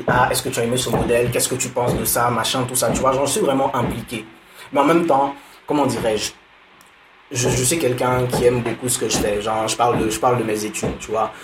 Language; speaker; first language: French; non-native, local second language; Dyula